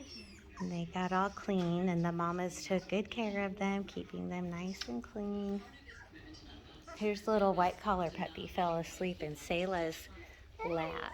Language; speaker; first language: English; native; English